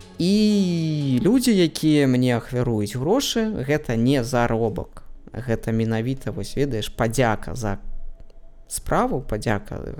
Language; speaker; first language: Belarusian; non-native, local second language; Russian